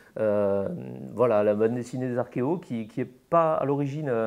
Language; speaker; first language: French; native; French